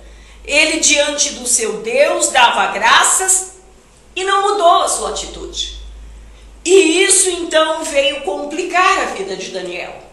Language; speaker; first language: Portuguese; native; Portuguese